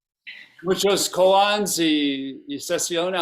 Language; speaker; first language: Spanish; non-native, fluent; English